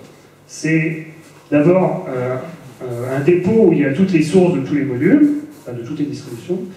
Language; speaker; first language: French; native; French